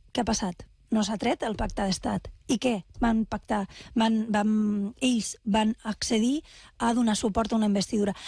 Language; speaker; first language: Catalan; non-native, local second language; Spanish